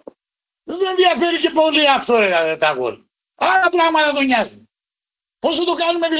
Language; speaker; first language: Greek; native; Greek